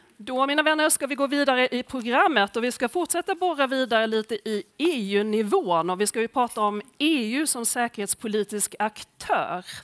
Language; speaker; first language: Swedish; native; Swedish